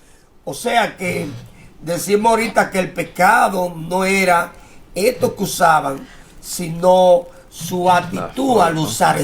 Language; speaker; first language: Spanish; native; Spanish